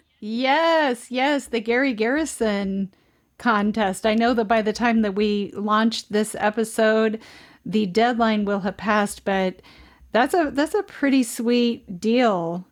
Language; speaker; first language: English; native; English